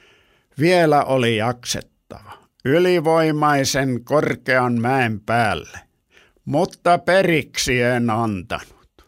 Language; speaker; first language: Finnish; native; Finnish